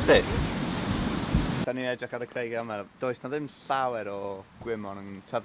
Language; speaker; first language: Welsh; non-native, learner; English